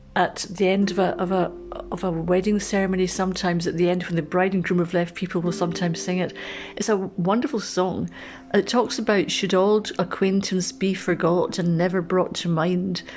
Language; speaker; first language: English; native; English